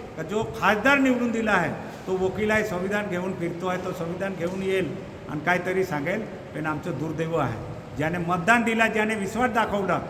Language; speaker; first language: Marathi; non-native, local second language; Bhili